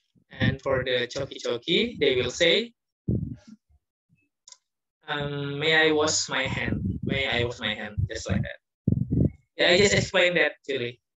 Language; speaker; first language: English; non-native, fluent; Indonesian